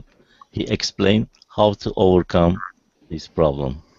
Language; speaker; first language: English; non-native, learner; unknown